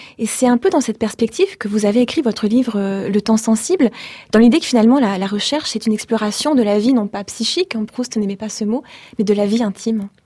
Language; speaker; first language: French; native; French